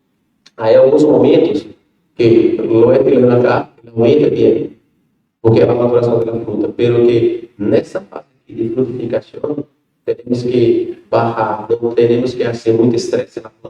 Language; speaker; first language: Spanish; non-native, learner; Portuguese